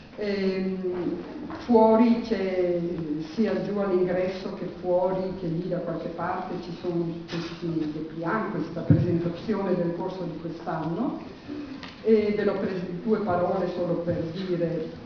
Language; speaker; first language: Italian; non-native, fluent; German